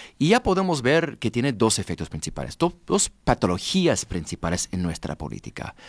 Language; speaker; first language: Spanish; non-native, fluent; English